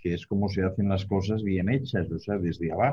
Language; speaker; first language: Spanish; native; Spanish